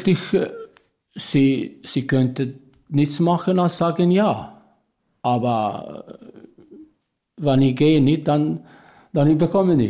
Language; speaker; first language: German; non-native, learner; Albanian